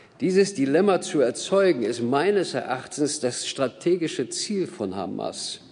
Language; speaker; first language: German; native; German